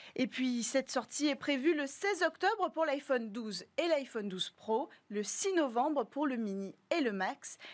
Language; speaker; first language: French; native; French